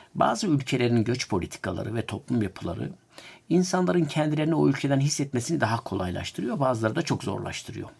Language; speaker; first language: Turkish; native; Turkish